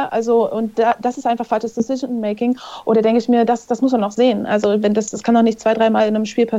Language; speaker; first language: German; native; German